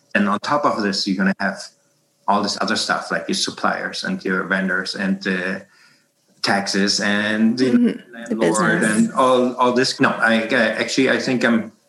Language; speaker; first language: English; non-native, fluent; German